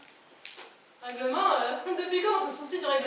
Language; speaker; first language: French; native; French